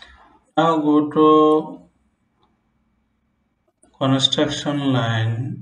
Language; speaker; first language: English; non-native, local second language; Bangla